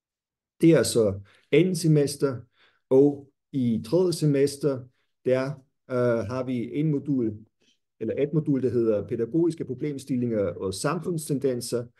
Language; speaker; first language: Danish; non-native, fluent; German